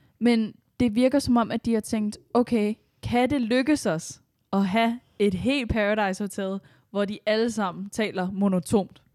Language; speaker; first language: Danish; native; Danish